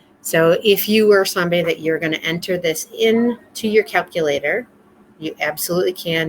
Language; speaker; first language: English; native; English